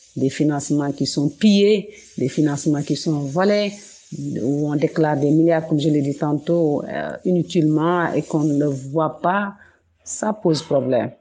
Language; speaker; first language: French; non-native, local second language; Wolof